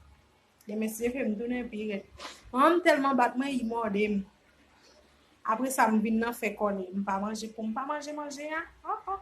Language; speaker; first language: French; non-native, learner; Haitian Creole